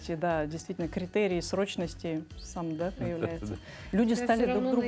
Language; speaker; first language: Russian; native; Russian